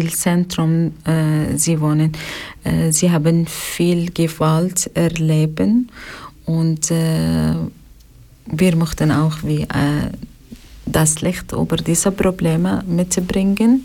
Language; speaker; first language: German; non-native, learner; Arabic